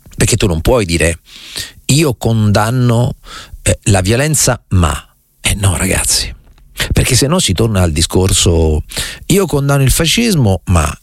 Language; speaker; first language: Italian; native; Italian